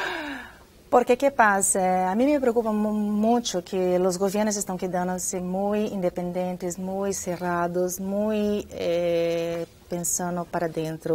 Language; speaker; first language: Spanish; non-native, fluent; Portuguese